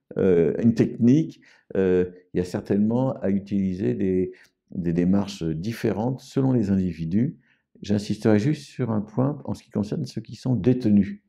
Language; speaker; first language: French; native; French